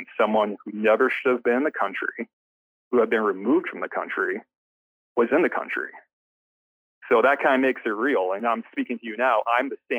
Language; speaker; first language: English; native; English